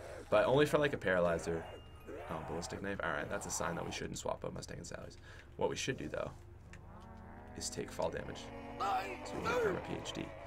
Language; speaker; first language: English; native; English